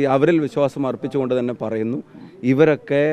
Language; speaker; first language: Malayalam; native; Malayalam